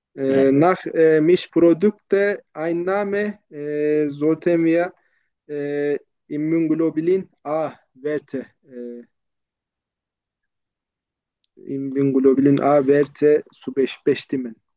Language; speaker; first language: German; non-native, learner; Turkish